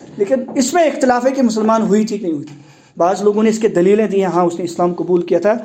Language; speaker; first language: Urdu; non-native, local second language; Kashmiri